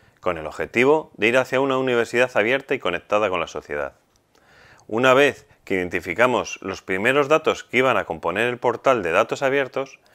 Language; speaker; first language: Spanish; native; Spanish